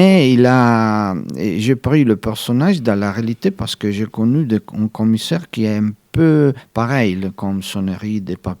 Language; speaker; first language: French; non-native, fluent; Italian